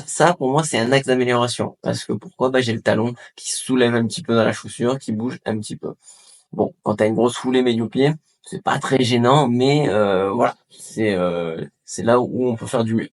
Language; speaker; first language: French; native; French